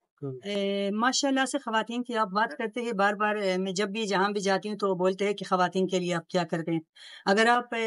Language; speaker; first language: Urdu; non-native, local second language; Pashto